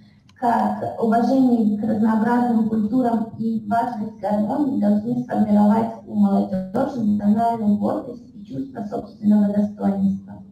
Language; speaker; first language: Russian; native; Russian